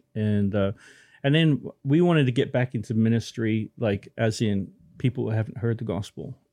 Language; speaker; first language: English; native; English